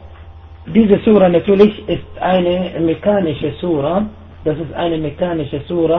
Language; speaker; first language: German; non-native, fluent; Arabic